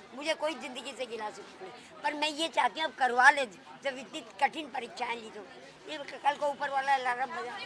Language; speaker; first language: Hindi; native; Hindi